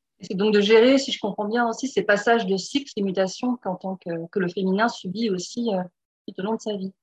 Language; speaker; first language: French; native; French